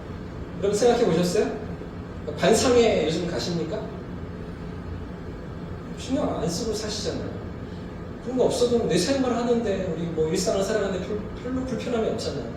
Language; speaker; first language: Korean; native; Korean